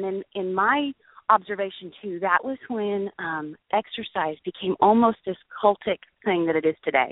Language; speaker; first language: English; native; English